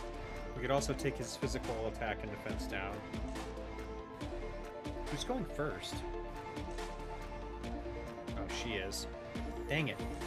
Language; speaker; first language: English; native; English